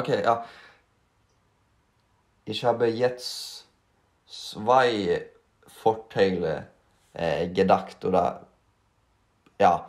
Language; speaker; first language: German; non-native, learner; Norwegian